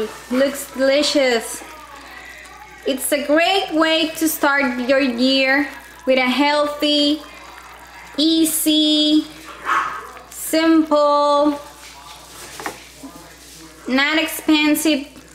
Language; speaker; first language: English; non-native, fluent; Spanish